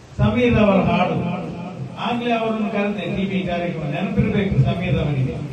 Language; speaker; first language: Kannada; non-native, local second language; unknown